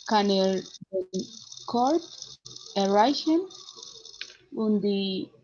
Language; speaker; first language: German; non-native, learner; Spanish